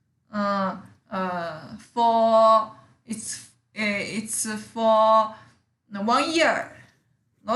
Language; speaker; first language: English; non-native, learner; Chinese